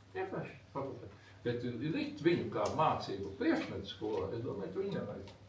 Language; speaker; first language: Latvian; native; Latvian